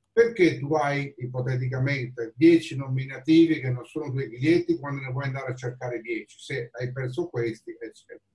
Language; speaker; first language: Italian; native; Italian